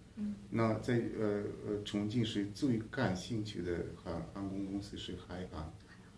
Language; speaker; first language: Chinese; non-native, fluent; Hungarian